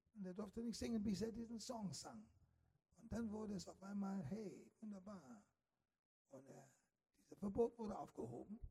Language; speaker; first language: German; non-native, fluent; English